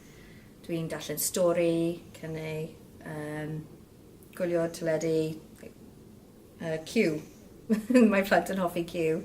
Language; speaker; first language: Welsh; non-native, learner; English